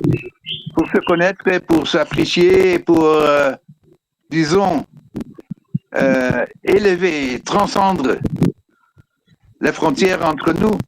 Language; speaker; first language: French; non-native, fluent; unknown